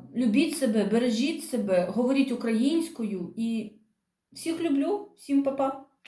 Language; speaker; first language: Ukrainian; non-native, local second language; Russian